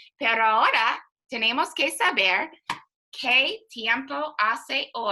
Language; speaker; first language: Spanish; non-native, fluent; English